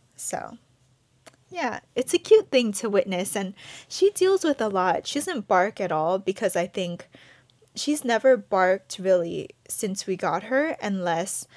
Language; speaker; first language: English; native; English